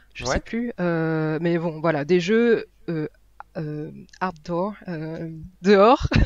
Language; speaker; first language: French; native; French